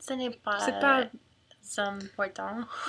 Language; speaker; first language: French; non-native, learner; English